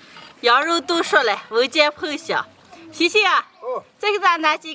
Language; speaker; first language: Chinese; native; Chinese